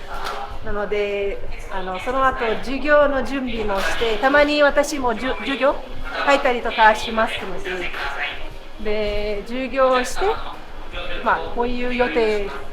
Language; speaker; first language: Japanese; non-native, fluent; Portuguese